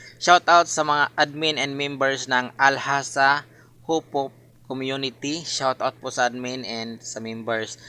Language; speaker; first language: Filipino; non-native, local second language; Masbatenyo